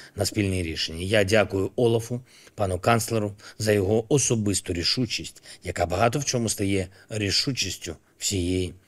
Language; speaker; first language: Ukrainian; non-native, local second language; Russian